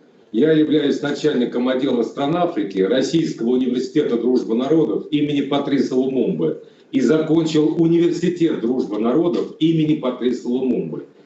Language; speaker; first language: Russian; native; Russian